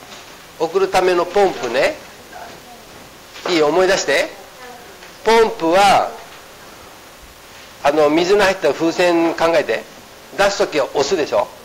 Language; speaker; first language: Japanese; native; Japanese